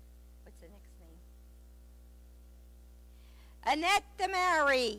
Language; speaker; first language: English; native; English